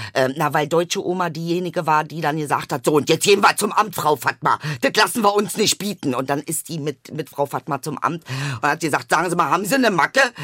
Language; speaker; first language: German; early bilingual, other home language; Turkish